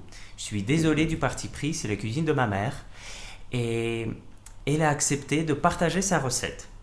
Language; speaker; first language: French; non-native, fluent; Russian